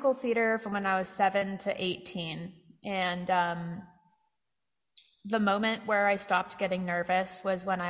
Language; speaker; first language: English; native; English